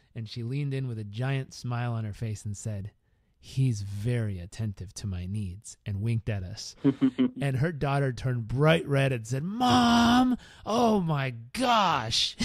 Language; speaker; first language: English; native; English